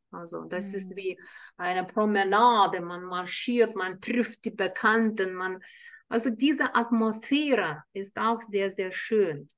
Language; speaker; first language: German; non-native, fluent; Lithuanian